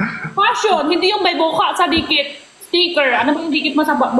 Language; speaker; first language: Filipino; non-native, learner; Korean